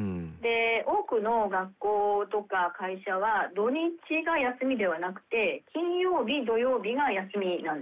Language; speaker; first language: Japanese; native; Japanese